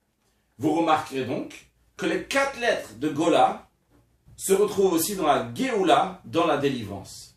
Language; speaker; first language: French; native; French